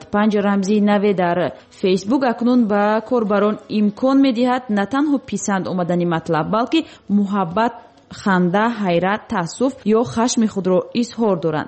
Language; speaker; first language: Tajik; native; Tajik